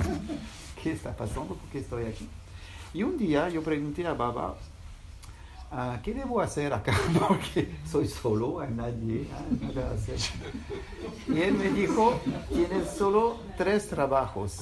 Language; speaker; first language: Spanish; non-native, fluent; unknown